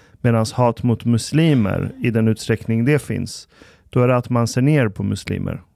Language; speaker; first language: Swedish; early bilingual, other home language; Persian